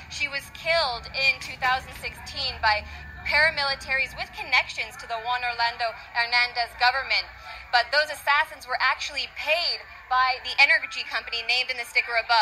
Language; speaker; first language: English; native; English